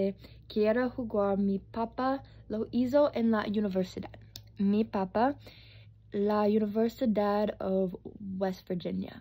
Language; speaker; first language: Spanish; non-native, learner; English